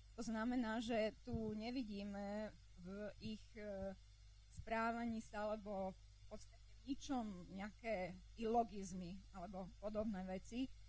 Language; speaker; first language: Slovak; non-native, local second language; Hungarian